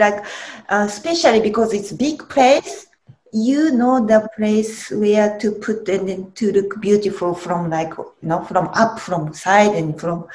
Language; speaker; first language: English; non-native, learner; Japanese